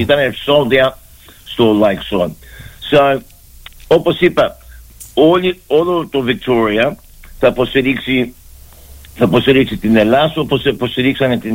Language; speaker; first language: Greek; early bilingual, heritage; Greek